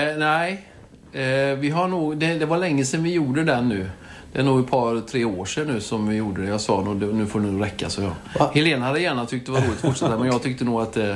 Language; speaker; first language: Swedish; native; Swedish